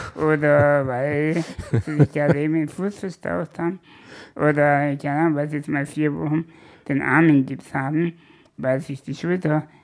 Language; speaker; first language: German; native; German